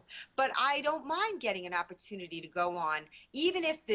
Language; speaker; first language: English; native; English